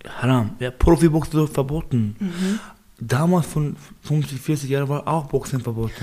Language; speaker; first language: German; non-native, learner; Baluchi